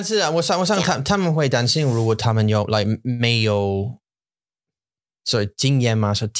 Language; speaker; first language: Chinese; non-native, learner; English